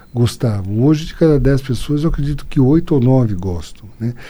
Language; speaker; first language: Portuguese; native; Portuguese